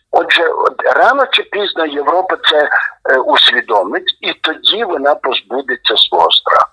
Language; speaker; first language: Ukrainian; native; Ukrainian